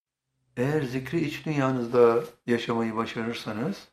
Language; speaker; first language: Turkish; native; Turkish